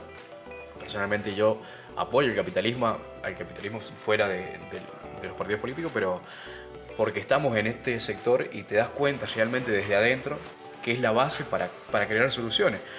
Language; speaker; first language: Spanish; native; Spanish